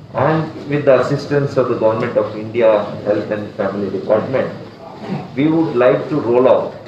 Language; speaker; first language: English; non-native, local second language; Kannada